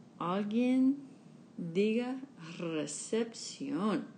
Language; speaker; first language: Spanish; non-native, learner; English